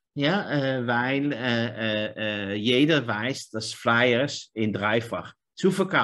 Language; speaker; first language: German; non-native, learner; Dutch